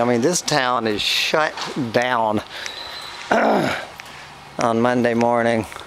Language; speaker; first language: English; native; English